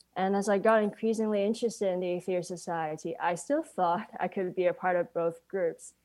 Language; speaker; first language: English; non-native, local second language; Cantonese